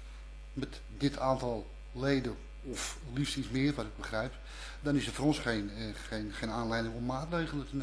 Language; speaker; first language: Dutch; native; Dutch